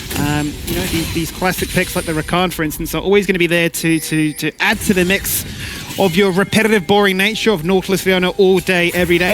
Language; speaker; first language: English; native; English